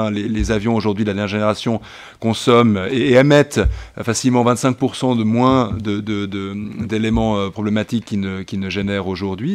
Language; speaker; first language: French; native; French